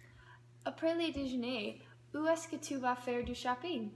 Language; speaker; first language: French; non-native, learner; English